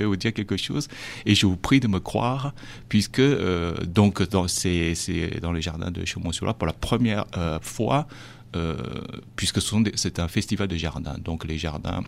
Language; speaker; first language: French; non-native, fluent; Chinese